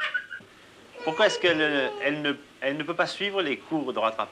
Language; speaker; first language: French; native; French